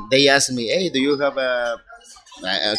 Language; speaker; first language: English; non-native, fluent; Spanish